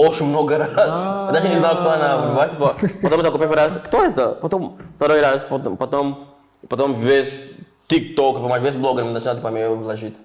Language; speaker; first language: Russian; non-native, fluent; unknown